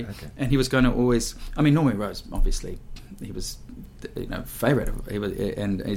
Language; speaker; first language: English; native; English